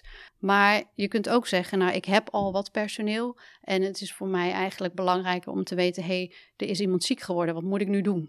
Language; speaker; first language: Dutch; native; Dutch